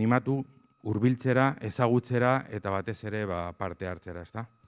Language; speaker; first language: Basque; native; Basque